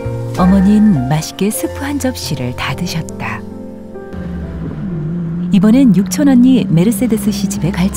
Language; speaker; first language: Korean; native; Korean